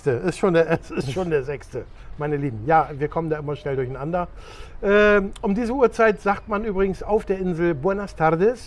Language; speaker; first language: German; native; German